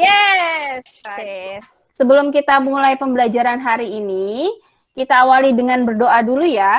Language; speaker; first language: Indonesian; native; Indonesian